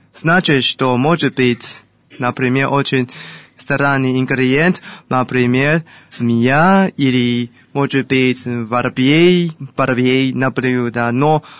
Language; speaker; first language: Russian; non-native, learner; Chinese